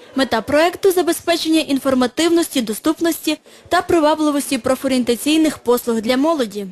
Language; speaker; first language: Ukrainian; native; Ukrainian